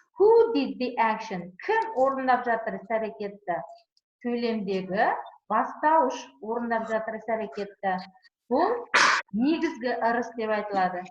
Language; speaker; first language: Kazakh; non-native, local second language; Uzbek